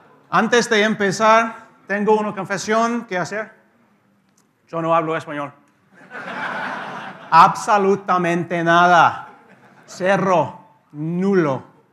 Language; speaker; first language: Spanish; non-native, learner; English